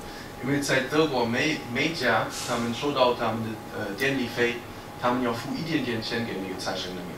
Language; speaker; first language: Chinese; non-native, fluent; German